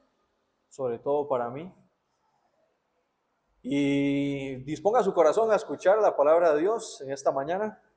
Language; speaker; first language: Spanish; native; Spanish